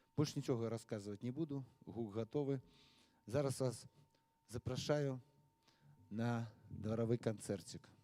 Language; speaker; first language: Belarusian; non-native, local second language; Russian